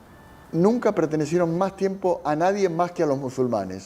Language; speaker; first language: Spanish; native; Spanish